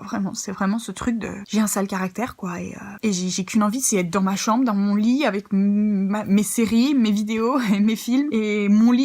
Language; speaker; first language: French; native; French